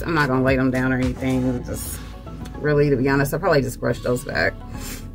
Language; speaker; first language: English; native; English